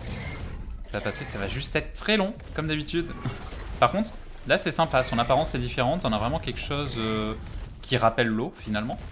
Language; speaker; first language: French; native; French